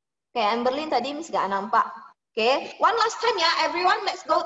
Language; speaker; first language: English; non-native, fluent; Indonesian